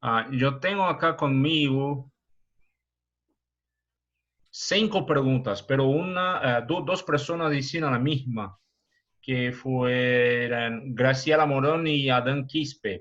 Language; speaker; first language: Spanish; non-native, learner; Portuguese